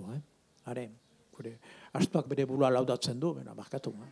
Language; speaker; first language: Basque; native; Basque